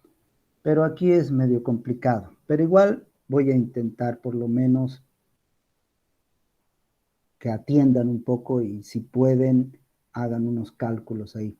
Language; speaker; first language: Spanish; native; Spanish